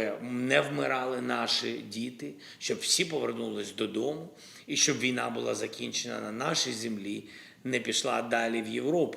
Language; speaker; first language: Ukrainian; non-native, local second language; Russian